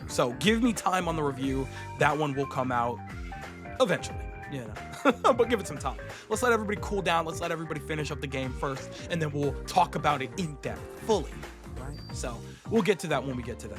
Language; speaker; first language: English; native; English